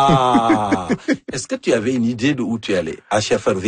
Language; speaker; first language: French; native; French